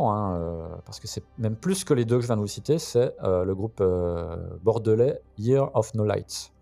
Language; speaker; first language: French; native; French